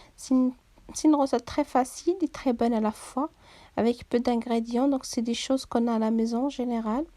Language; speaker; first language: French; non-native, local second language; Arabic